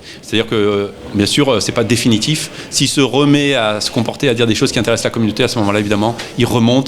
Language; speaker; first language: French; native; French